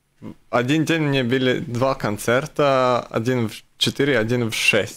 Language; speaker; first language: Russian; non-native, local second language; Latvian